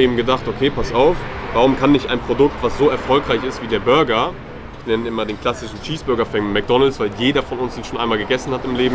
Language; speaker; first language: German; native; German